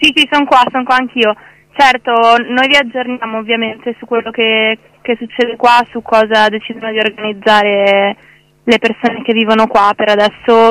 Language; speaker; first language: Italian; native; Italian